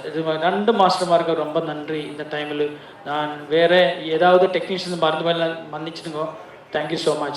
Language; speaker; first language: Tamil; non-native, learner; Malayalam